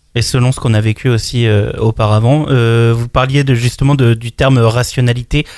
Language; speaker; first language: French; native; French